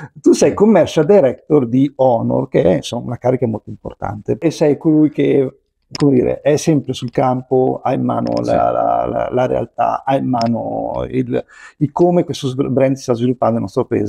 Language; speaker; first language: Italian; native; Italian